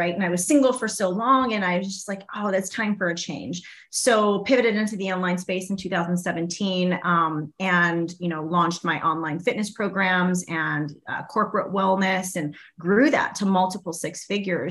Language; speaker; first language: English; native; English